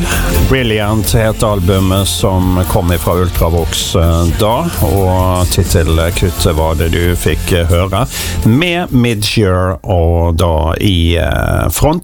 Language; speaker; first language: Norwegian; native; Norwegian